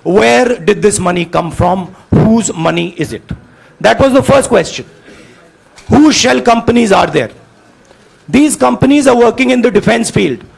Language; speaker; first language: English; non-native, local second language; Hindi